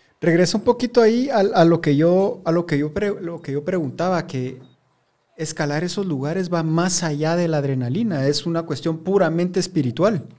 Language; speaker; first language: Spanish; native; Spanish